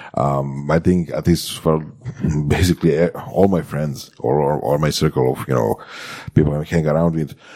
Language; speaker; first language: English; non-native, fluent; Croatian